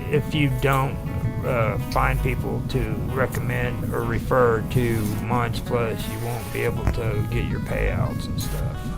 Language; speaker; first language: English; native; English